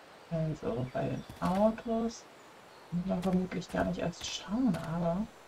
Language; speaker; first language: German; native; German